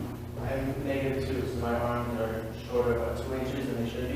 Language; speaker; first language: English; native; English